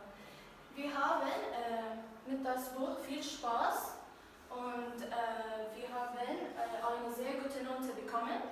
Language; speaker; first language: German; non-native, learner; Arabic